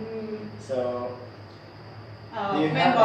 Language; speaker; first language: English; non-native, learner; Lao